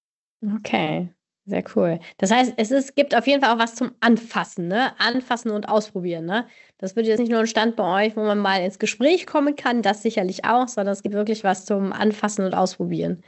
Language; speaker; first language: German; native; German